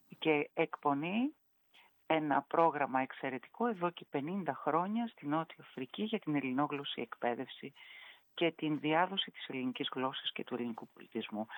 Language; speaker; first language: Greek; native; Greek